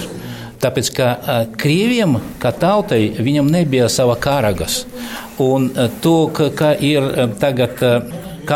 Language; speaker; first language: Latvian; non-native, local second language; Russian